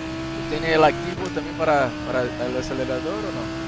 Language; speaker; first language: Spanish; non-native, learner; Portuguese